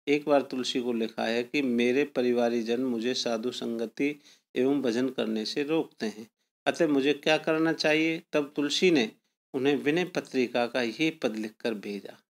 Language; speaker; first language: Hindi; native; Hindi